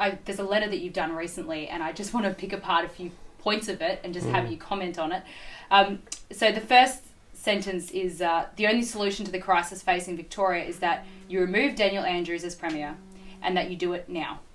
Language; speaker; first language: English; native; English